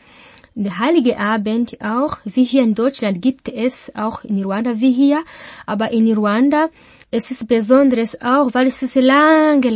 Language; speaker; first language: German; non-native, learner; Kinyarwanda